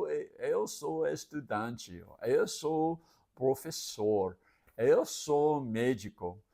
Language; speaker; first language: Portuguese; non-native, learner; English